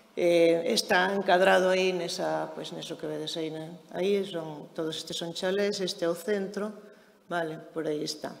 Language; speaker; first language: Galician; native; Galician